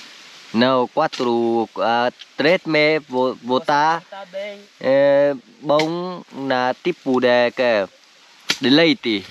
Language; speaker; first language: Portuguese; non-native, learner; Vietnamese